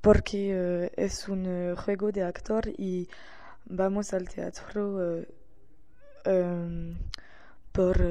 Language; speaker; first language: Spanish; non-native, learner; French